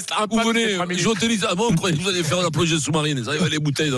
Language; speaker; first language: French; native; French